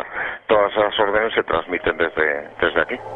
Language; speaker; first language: Spanish; native; Spanish